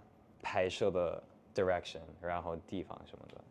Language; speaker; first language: Chinese; non-native, fluent; English